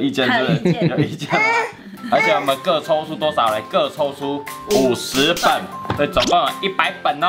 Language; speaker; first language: Chinese; native; Chinese